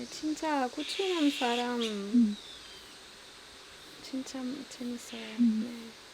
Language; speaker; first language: Korean; non-native, learner; French